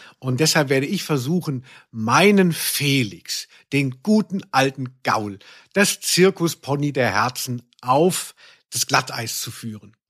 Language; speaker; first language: German; native; German